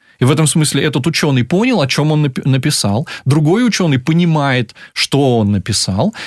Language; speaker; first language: Russian; native; Russian